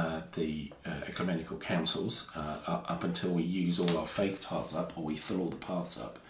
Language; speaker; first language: English; native; English